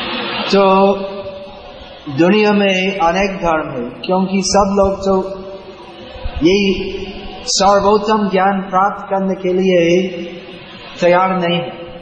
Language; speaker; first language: Hindi; non-native, learner; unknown